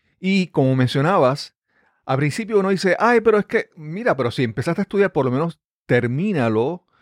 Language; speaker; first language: Spanish; native; Spanish